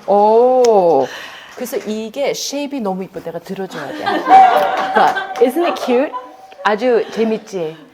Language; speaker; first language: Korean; early bilingual, heritage; Korean